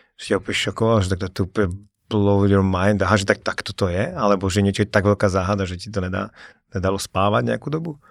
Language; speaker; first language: Slovak; native; Slovak